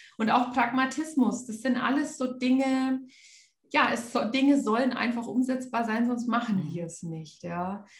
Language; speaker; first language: German; native; German